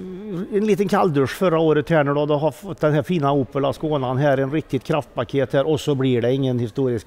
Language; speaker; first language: Swedish; native; Swedish